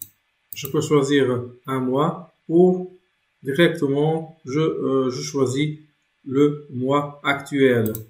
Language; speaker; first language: French; non-native, local second language; Arabic